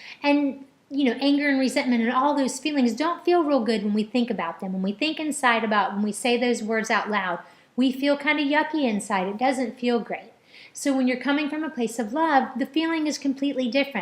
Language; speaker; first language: English; native; English